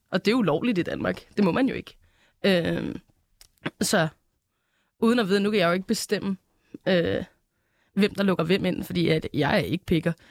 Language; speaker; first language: Danish; native; Danish